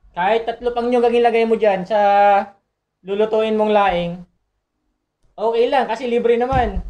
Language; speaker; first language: Filipino; non-native, local second language; Bikol